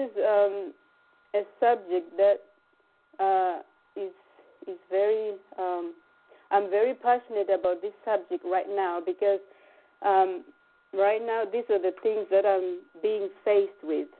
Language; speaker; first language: English; non-native, local second language; Shona